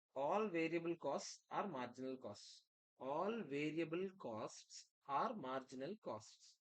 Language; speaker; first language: English; non-native, local second language; Telugu